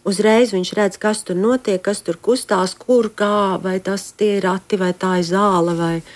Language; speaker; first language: Latvian; native; Latvian